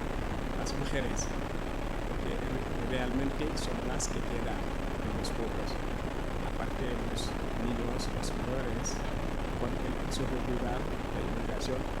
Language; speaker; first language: Spanish; non-native, fluent; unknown